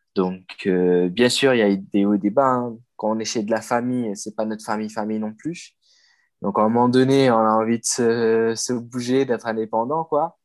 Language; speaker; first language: French; non-native, local second language; Morisyen